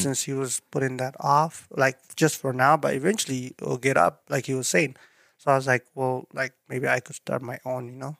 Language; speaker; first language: English; non-native, fluent; Tigrinya